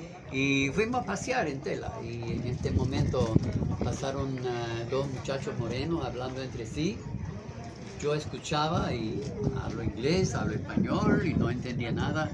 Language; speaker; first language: Spanish; non-native, fluent; English